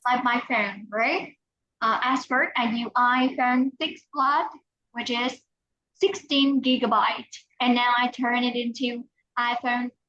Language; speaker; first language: English; non-native, fluent; Vietnamese